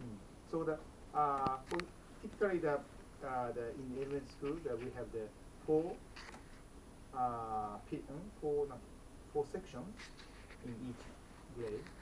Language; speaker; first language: English; non-native, fluent; Japanese